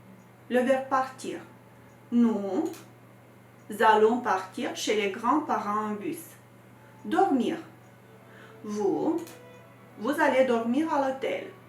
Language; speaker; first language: French; non-native, fluent; Romanian